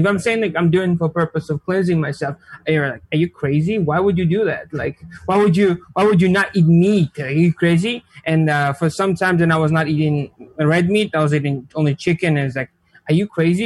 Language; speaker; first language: English; non-native, fluent; Georgian